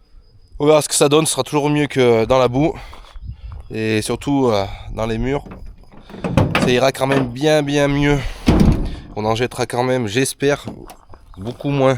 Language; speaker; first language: French; native; French